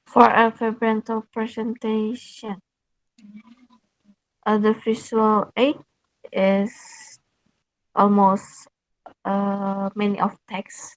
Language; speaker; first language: English; non-native, learner; Indonesian